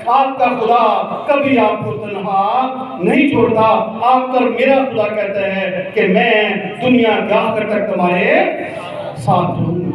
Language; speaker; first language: Urdu; non-native, local second language; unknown